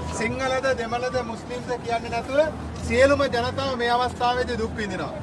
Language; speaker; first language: Sinhala; non-native, local second language; Tamil